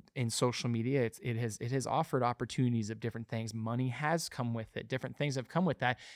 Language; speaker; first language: English; native; English